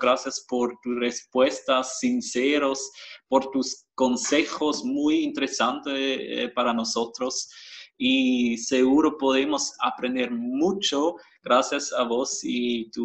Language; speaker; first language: Spanish; non-native, fluent; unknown